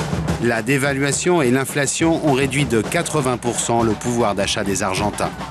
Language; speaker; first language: French; native; French